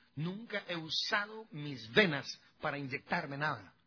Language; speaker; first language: Spanish; native; Spanish